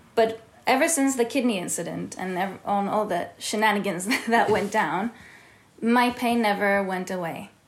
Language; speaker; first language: English; early bilingual, heritage; Hebrew